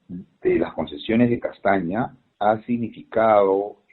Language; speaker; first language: Spanish; native; Spanish